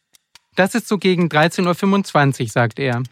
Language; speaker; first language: German; native; German